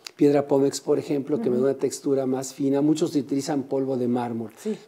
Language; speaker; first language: Spanish; native; Spanish